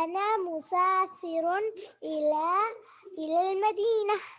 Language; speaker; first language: Arabic; non-native, learner; English